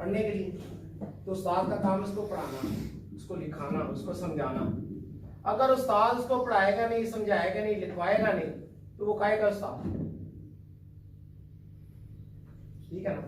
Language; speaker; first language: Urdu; non-native, local second language; Pashto